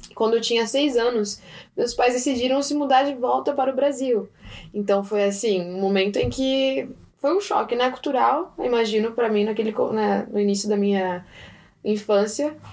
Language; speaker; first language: Portuguese; early bilingual, heritage; Portuguese